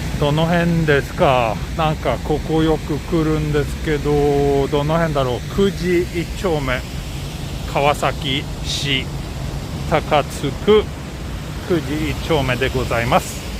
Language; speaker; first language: Japanese; non-native, fluent; Swedish